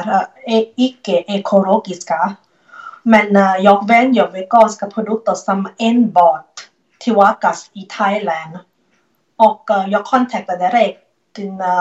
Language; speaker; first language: Swedish; non-native, learner; Thai